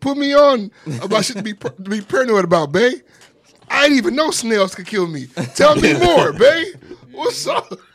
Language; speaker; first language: English; native; English